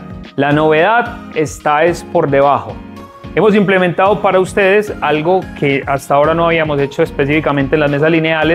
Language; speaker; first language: Spanish; native; Spanish